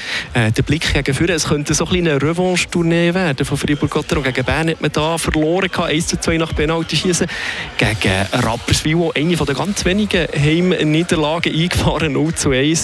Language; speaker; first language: German; native; German